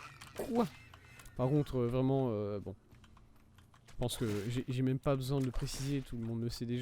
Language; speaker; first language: French; native; French